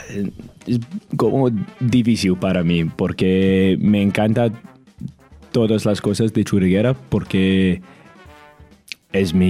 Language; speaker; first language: Spanish; non-native, learner; English